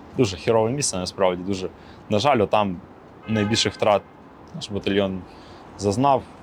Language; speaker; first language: Ukrainian; non-native, local second language; Russian